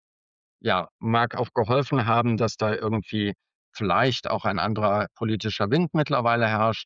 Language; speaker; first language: German; native; German